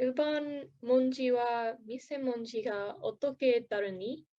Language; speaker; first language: Korean; non-native, learner; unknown